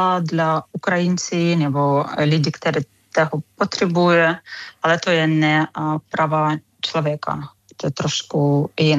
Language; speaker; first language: Czech; non-native, fluent; Ukrainian